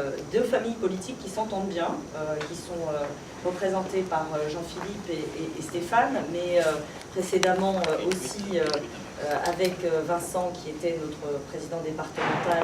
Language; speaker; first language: French; native; French